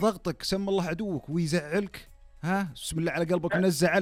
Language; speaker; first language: Arabic; native; Arabic